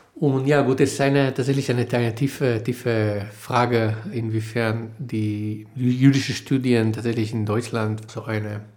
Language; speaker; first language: German; non-native, fluent; Hebrew